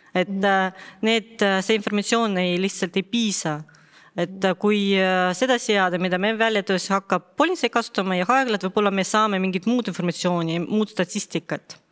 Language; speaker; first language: Estonian; non-native, local second language; Russian